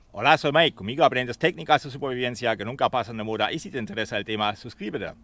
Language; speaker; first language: Spanish; non-native, fluent; German